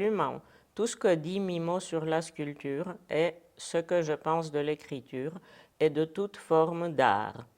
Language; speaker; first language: French; non-native, fluent; Polish